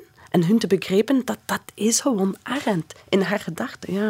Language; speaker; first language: Dutch; non-native, fluent; English